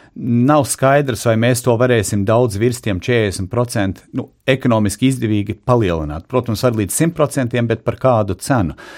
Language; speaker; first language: Latvian; early bilingual, heritage; Latvian